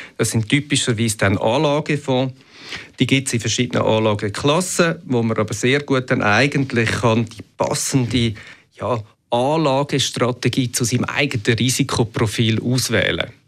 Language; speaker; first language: German; native; German